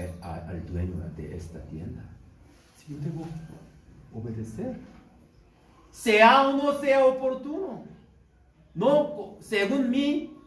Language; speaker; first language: Spanish; non-native, learner; Korean